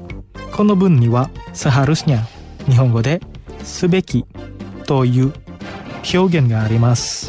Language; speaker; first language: Japanese; non-native, fluent; Indonesian